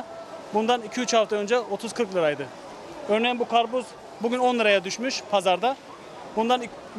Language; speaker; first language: Turkish; native; Turkish